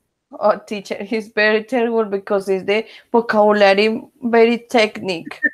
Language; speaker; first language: English; non-native, learner; Spanish